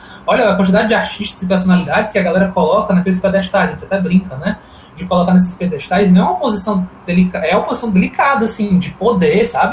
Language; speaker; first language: Portuguese; native; Portuguese